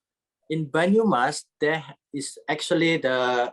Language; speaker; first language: English; non-native, learner; Indonesian